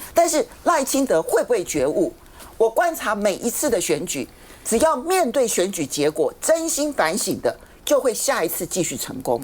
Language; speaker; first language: Chinese; native; Chinese